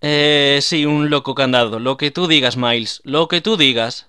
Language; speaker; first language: Spanish; native; Spanish